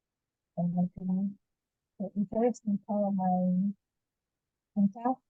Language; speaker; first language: English; non-native, learner; Vietnamese